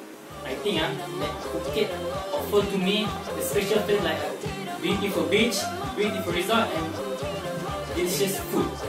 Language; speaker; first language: English; non-native, local second language; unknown